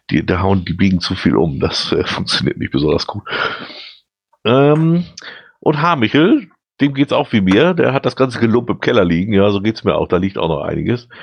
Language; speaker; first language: German; native; German